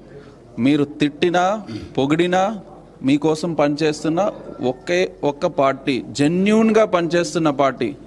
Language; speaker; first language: Telugu; native; Telugu